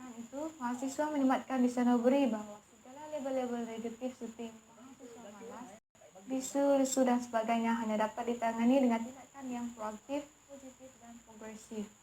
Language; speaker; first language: Malay; non-native, local second language; Iban